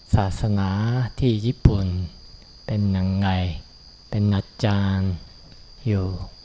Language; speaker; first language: Thai; non-native, fluent; Japanese